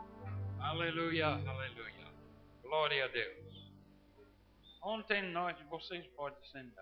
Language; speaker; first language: Portuguese; non-native, fluent; English